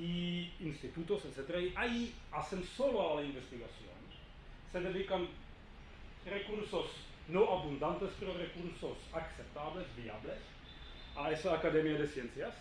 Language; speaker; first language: Spanish; non-native, fluent; Czech